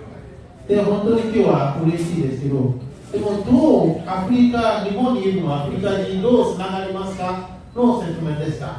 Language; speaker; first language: Japanese; non-native, learner; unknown